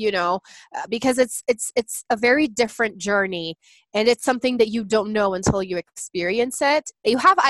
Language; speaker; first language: English; non-native, fluent; Portuguese